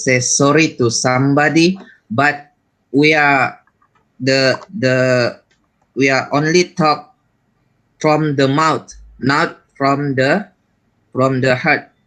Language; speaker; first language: English; non-native, learner; Malay